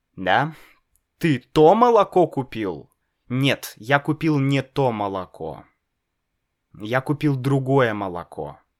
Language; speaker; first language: Russian; native; Russian